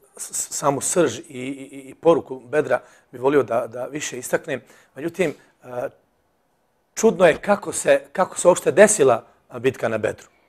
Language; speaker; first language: Serbian; native; Serbian